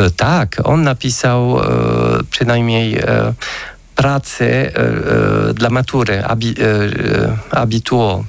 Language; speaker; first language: Polish; non-native, fluent; French